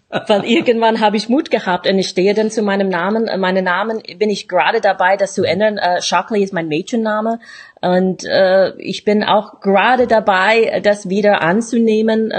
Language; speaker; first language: German; non-native, fluent; English